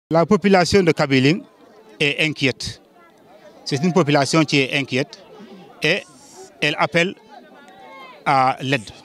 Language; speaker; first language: French; non-native, local second language; Jola-Fonyi